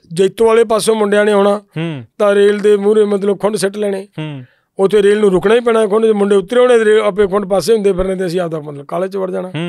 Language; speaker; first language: Punjabi; native; Punjabi